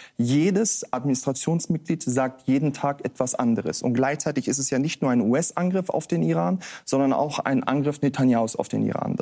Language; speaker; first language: German; native; German